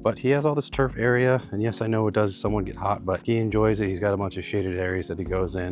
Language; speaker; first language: English; native; English